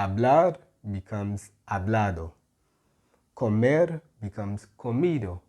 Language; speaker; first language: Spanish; non-native, fluent; English